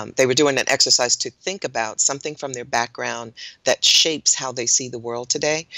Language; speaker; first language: English; native; English